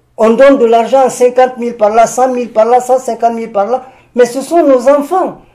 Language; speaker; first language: French; non-native, local second language; Susu